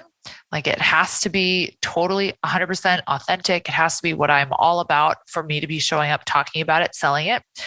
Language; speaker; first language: English; native; English